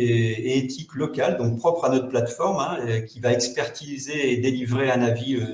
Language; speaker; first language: French; native; French